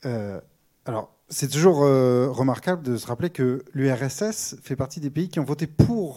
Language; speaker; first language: French; native; French